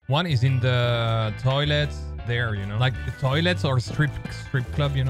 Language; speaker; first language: English; non-native, fluent; French